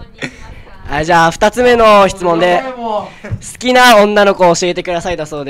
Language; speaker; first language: Japanese; native; Japanese